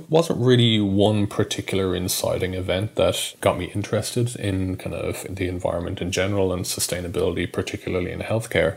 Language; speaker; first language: English; native; English